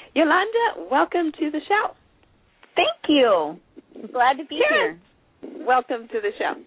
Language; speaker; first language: English; non-native, local second language; Shona